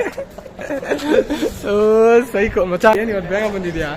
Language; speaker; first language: Kannada; native; Kannada